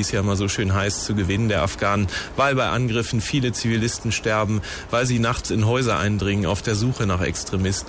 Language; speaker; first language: German; native; German